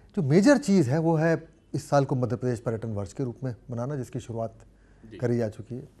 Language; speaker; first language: Hindi; native; Hindi